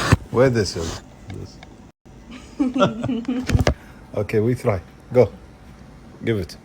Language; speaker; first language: English; non-native, learner; Arabic